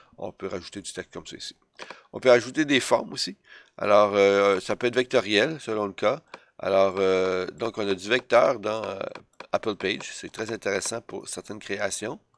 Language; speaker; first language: French; native; French